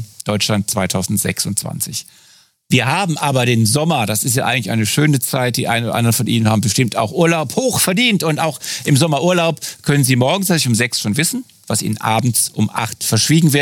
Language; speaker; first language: German; native; German